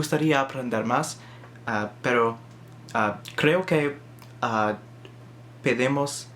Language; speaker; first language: Spanish; non-native, learner; English